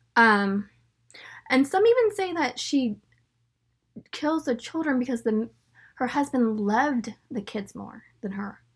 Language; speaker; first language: English; native; English